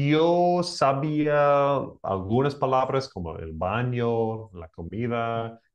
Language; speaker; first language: Spanish; non-native, learner; English